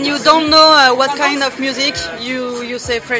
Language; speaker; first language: English; non-native, learner; French